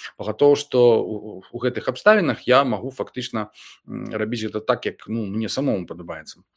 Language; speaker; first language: Belarusian; non-native, local second language; Russian